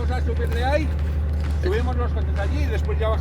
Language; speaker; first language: Spanish; native; Spanish